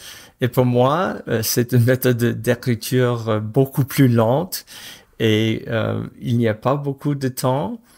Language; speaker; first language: French; non-native, fluent; English